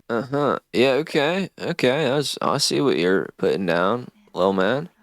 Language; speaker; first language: English; native; English